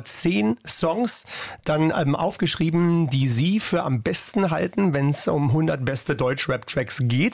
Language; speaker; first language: German; native; German